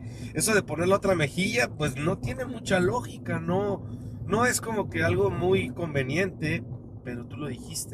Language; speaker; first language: Spanish; native; Spanish